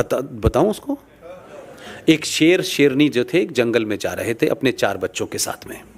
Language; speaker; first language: Hindi; native; Hindi